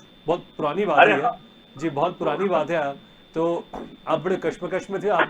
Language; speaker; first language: Hindi; native; Hindi